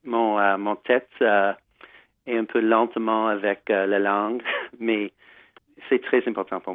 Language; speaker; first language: French; non-native, learner; English